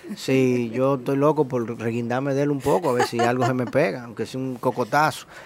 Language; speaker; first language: Spanish; native; Spanish